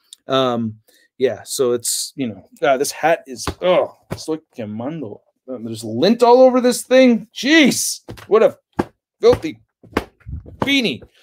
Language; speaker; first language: English; native; English